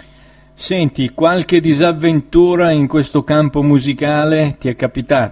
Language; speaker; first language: Italian; native; Italian